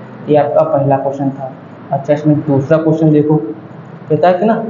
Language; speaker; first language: Hindi; native; Hindi